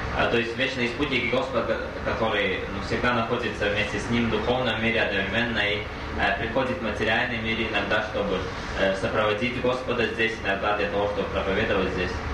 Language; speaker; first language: Russian; native; Russian